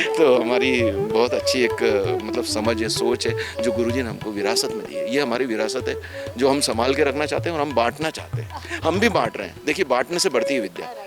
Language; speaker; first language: Hindi; native; Hindi